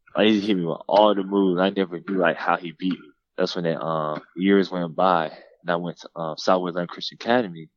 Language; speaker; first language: English; native; English